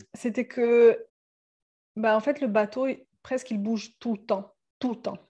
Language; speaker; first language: French; non-native, fluent; Serbian